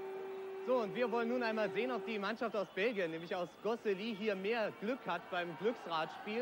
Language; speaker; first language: German; native; German